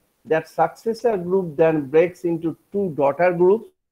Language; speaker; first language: English; non-native, local second language; Bangla